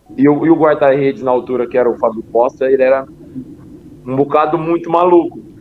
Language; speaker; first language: Portuguese; native; Portuguese